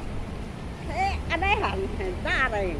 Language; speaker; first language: Chinese; native; Chinese